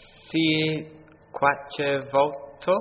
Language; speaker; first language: Italian; non-native, learner; English